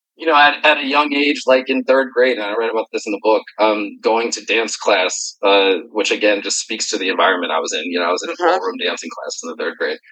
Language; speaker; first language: English; native; English